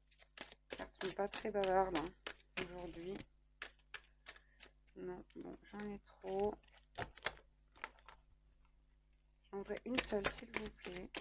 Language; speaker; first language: French; native; French